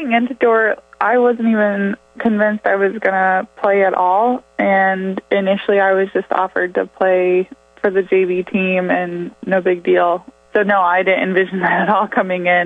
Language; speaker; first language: English; native; English